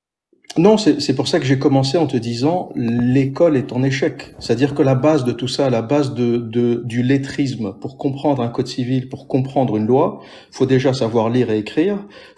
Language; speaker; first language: French; native; French